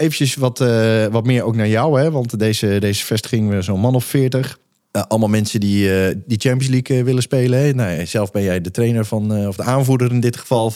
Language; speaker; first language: Dutch; native; Dutch